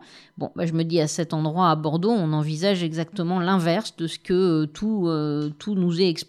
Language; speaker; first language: French; native; French